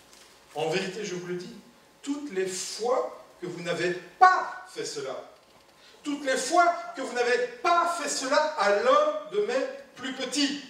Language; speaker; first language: French; native; French